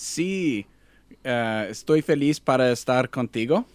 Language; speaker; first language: Spanish; non-native, learner; English